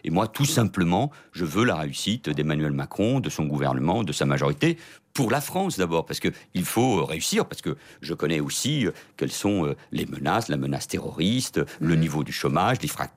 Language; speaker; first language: French; early bilingual, other home language; Catalan